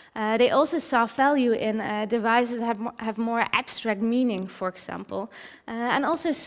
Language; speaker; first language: English; early bilingual, other home language; Dutch